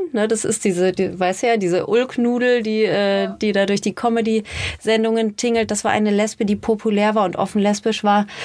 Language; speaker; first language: German; native; German